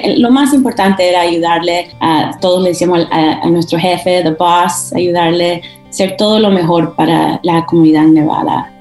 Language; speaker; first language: Spanish; early bilingual, heritage; Spanish